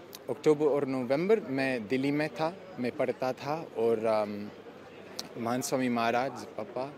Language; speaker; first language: Hindi; non-native, learner; English